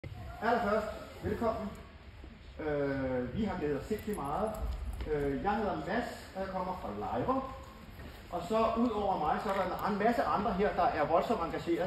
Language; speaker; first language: Danish; native; Danish